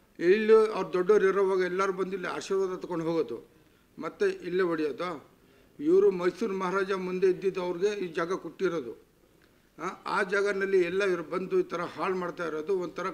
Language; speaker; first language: Kannada; non-native, local second language; Urdu